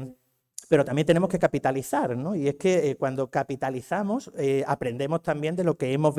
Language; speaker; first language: Spanish; native; Spanish